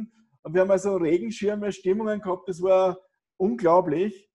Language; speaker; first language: German; native; German